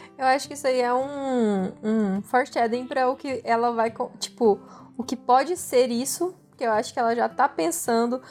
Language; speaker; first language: Portuguese; native; Portuguese